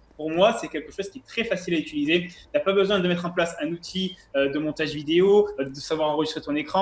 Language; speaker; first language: French; native; French